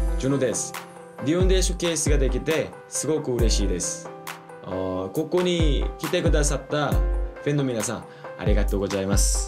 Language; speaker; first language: Japanese; non-native, learner; Korean